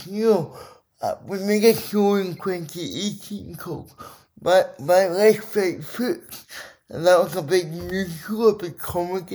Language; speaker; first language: English; native; English